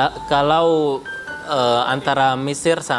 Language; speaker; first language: Indonesian; non-native, fluent; Arabic